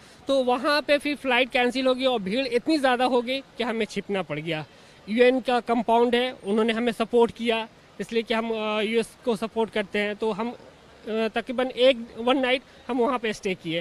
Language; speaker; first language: Hindi; native; Hindi